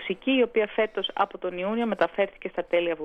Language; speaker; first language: Greek; native; Greek